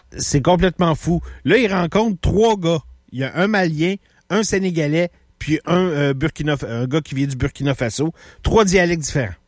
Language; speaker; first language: French; native; French